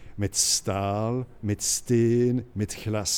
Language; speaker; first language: Dutch; non-native, local second language; French